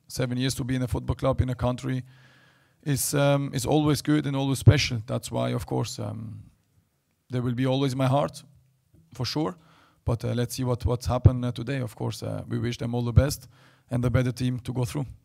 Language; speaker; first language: English; non-native, fluent; Albanian